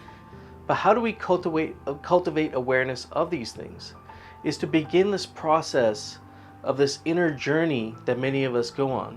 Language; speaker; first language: English; native; English